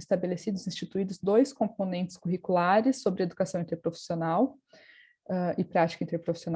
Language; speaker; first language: Portuguese; native; Portuguese